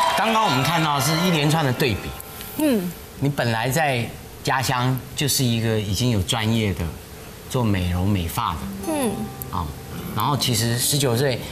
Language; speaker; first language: Chinese; native; Chinese